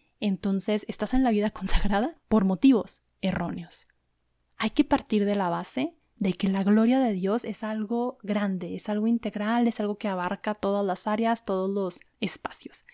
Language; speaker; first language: Spanish; native; Spanish